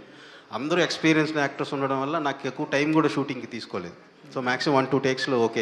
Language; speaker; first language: Telugu; native; Telugu